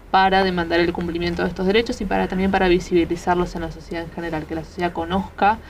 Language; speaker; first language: Spanish; native; Spanish